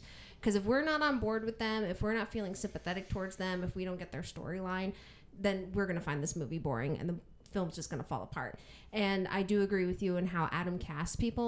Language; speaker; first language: English; native; English